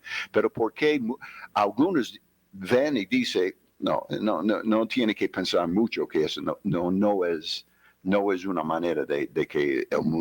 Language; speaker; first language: Spanish; non-native, fluent; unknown